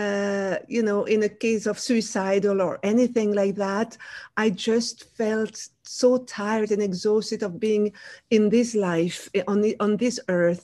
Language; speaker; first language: English; non-native, fluent; French